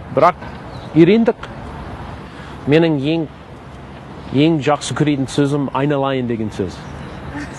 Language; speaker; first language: Kazakh; non-native, learner; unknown